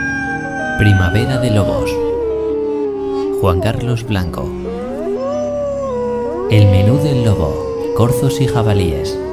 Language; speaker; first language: Spanish; native; Spanish